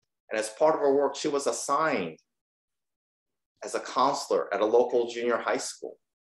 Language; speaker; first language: English; early bilingual, other home language; Japanese